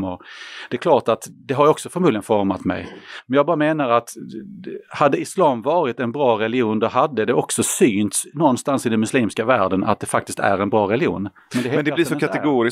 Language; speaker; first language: Swedish; native; Swedish